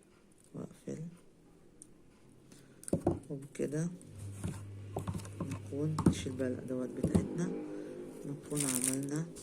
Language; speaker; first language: Arabic; native; Arabic